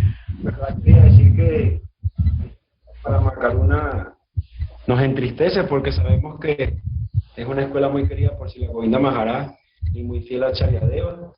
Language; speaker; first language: Spanish; native; Spanish